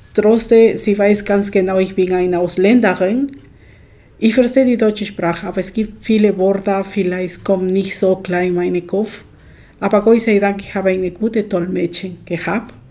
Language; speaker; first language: German; non-native, learner; Spanish